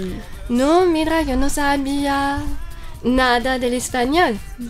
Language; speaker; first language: Spanish; non-native, fluent; French